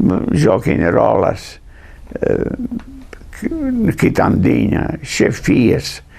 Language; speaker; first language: Portuguese; non-native, fluent; English